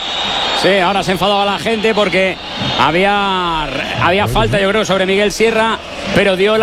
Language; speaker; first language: Spanish; native; Spanish